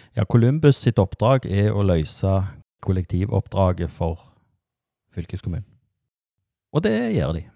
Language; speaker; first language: Norwegian; native; Norwegian